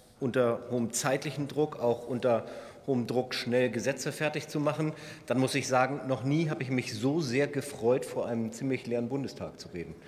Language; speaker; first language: German; native; German